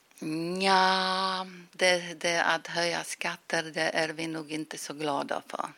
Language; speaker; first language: Swedish; non-native, fluent; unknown